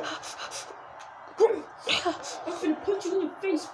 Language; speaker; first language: English; native; English